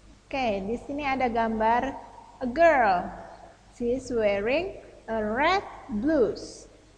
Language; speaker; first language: English; non-native, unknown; Indonesian